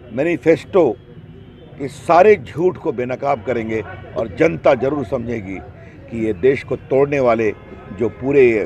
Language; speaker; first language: Hindi; native; Hindi